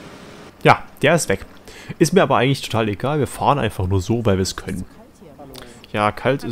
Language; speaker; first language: German; native; German